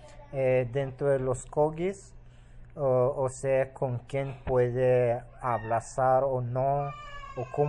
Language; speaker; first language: Spanish; non-native, local second language; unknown